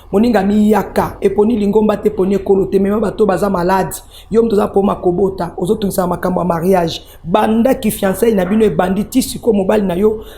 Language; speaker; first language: Lingala; native; Lingala